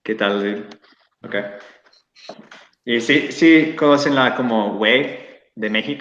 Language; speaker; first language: Spanish; non-native, learner; English